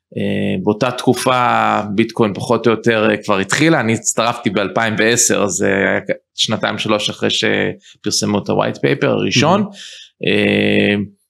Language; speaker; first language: Hebrew; early bilingual, heritage; Hebrew